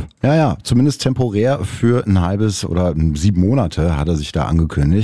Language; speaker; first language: German; native; German